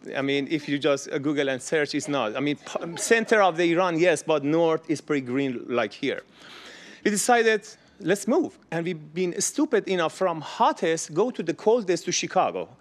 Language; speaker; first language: English; non-native, learner; Persian